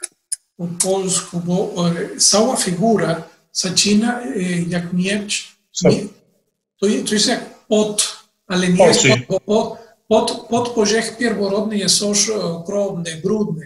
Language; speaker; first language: Polish; non-native, learner; Spanish